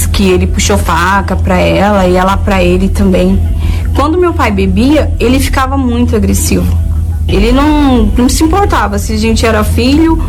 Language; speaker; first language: Portuguese; native; Portuguese